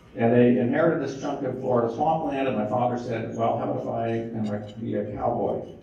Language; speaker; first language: English; native; English